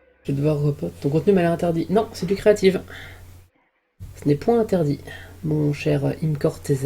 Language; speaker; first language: French; native; French